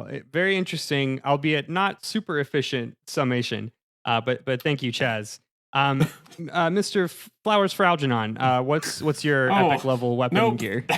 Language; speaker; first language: English; native; English